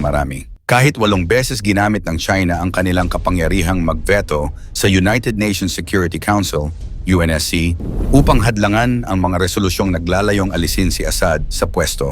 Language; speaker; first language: Filipino; native; Filipino